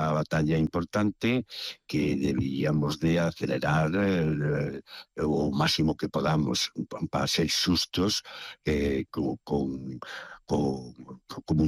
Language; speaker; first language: Galician; native; Galician